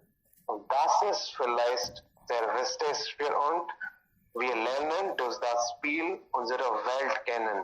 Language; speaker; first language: German; non-native, learner; Hindi